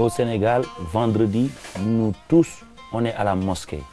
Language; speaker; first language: French; non-native, local second language; Wolof